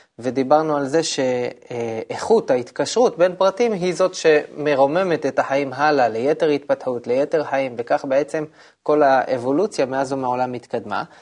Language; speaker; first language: Hebrew; native; Hebrew